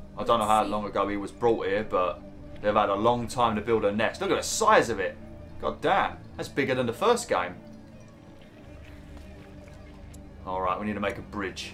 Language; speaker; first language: English; native; English